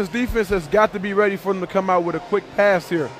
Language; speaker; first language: English; native; English